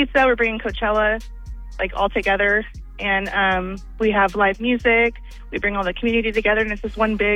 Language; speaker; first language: English; native; English